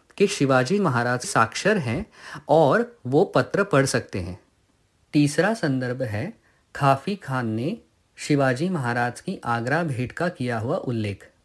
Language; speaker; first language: Hindi; non-native, local second language; Marathi